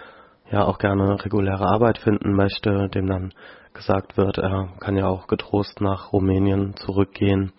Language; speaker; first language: German; native; German